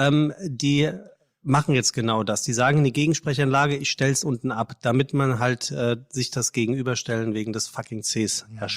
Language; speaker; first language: German; native; German